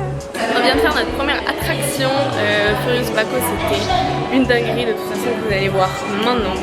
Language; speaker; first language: French; native; French